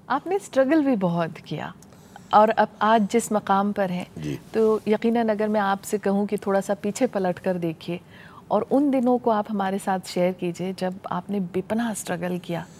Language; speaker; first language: Hindi; native; Hindi